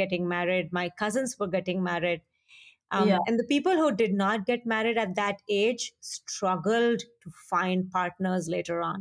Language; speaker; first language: English; non-native, local second language; Hindi